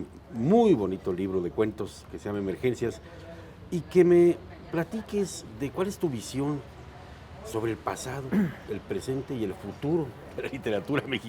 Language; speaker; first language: Spanish; native; Spanish